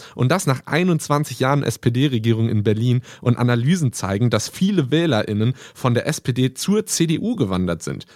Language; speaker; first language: German; native; German